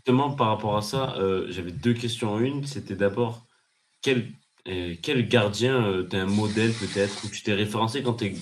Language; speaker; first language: French; native; French